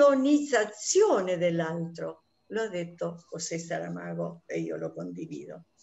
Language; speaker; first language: Italian; non-native, fluent; Spanish